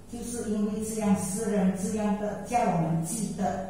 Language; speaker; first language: Chinese; early bilingual, heritage; Indonesian